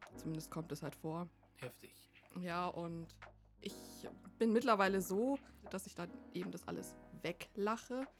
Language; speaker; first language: German; early bilingual, other home language; Vietnamese